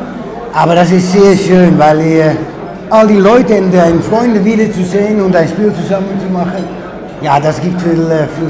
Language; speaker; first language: German; non-native, fluent; Dutch